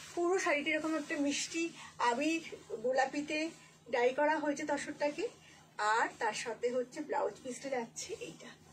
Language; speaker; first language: Hindi; non-native, local second language; Bangla